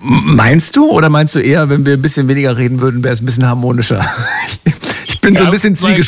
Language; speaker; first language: German; native; German